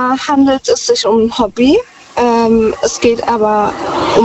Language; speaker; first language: German; native; German